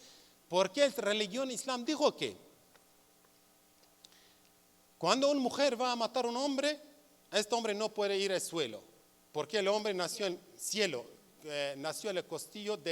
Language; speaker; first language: Spanish; non-native, learner; Kurdish